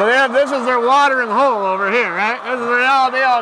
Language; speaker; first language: English; native; English